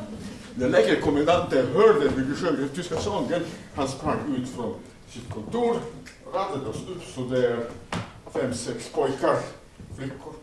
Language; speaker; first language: Swedish; non-native, fluent; Croatian